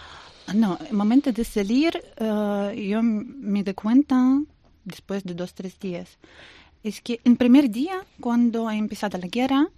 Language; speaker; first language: Spanish; non-native, learner; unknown